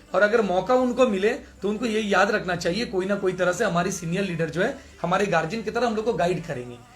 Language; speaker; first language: Hindi; non-native, local second language; Bangla